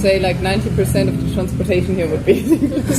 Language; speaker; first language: English; non-native, fluent; German